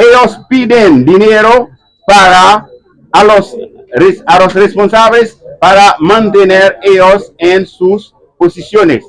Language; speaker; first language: Spanish; non-native, learner; Haitian Creole